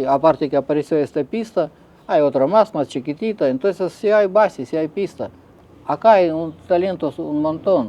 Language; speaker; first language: Spanish; non-native, fluent; Russian